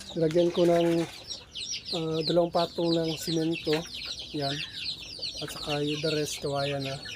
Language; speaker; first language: Filipino; non-native, local second language; Cebuano